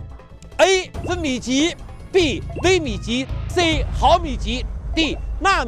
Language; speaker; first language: Chinese; native; Chinese